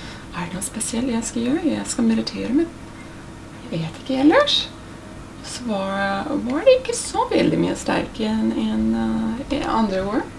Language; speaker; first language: Norwegian; non-native, fluent; English